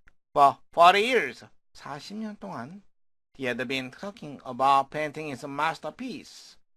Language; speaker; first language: English; non-native, fluent; Korean